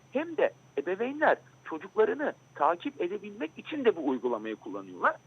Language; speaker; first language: Turkish; native; Turkish